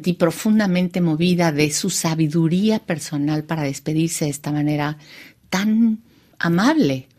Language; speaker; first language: Spanish; native; Spanish